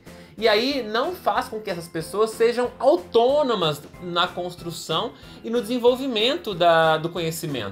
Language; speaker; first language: Portuguese; native; Portuguese